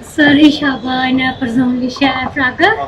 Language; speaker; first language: German; non-native, learner; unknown